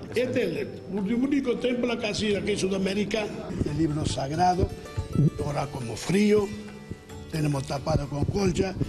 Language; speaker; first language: Spanish; non-native, learner; Punjabi